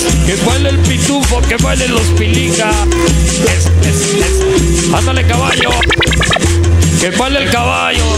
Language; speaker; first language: Spanish; native; Spanish